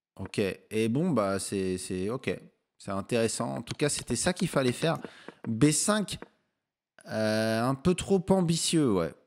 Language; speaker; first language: French; native; French